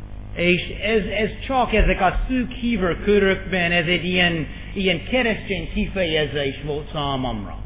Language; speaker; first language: Hungarian; non-native, fluent; English